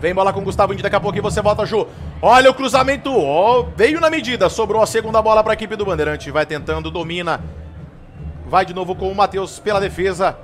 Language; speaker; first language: Portuguese; native; Portuguese